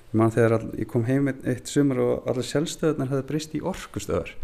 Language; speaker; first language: Icelandic; native; Icelandic